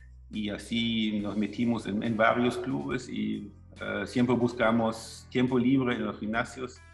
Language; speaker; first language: Spanish; non-native, fluent; German